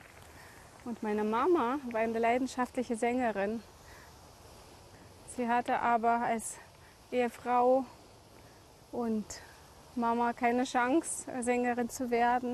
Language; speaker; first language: German; native; German